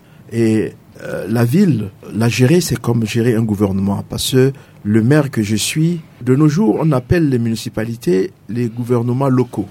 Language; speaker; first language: French; non-native, local second language; Sango